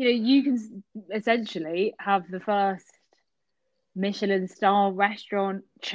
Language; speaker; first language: English; native; English